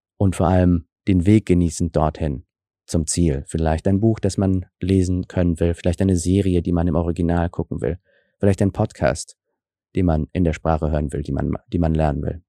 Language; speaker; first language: German; early bilingual, other home language; Russian